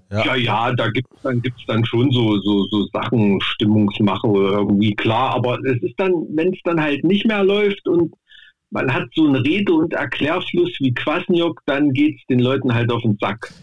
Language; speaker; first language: German; native; German